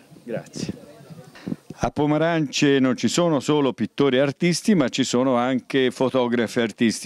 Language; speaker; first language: Italian; native; Italian